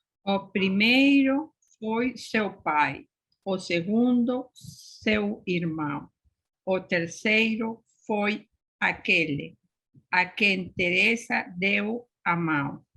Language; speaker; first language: Portuguese; non-native, learner; Spanish